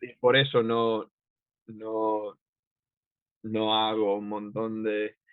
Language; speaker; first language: Spanish; non-native, fluent; English